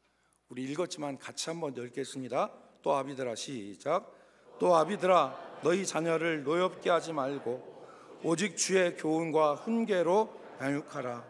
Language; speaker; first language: Korean; native; Korean